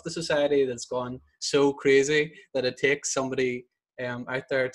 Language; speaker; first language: English; native; English